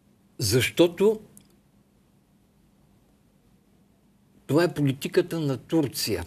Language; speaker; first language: Bulgarian; native; Bulgarian